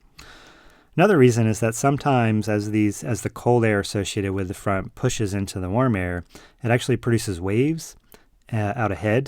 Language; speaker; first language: English; native; English